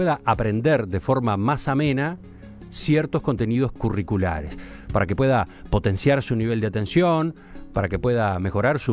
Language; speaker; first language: Spanish; native; Spanish